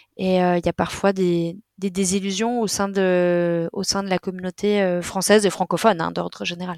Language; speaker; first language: French; native; French